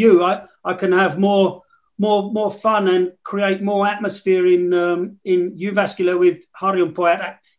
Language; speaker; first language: English; native; English